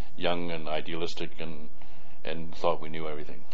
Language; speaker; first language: English; early bilingual, other home language; Cantonese